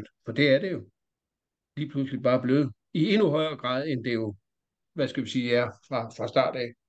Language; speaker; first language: Danish; native; Danish